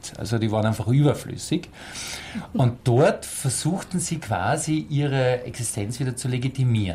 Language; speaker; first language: German; native; German